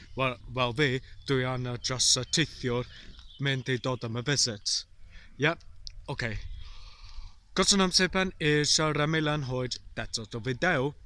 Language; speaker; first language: Welsh; non-native, local second language; English